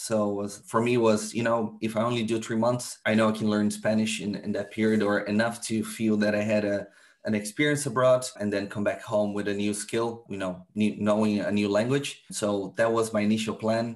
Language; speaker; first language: English; non-native, fluent; Portuguese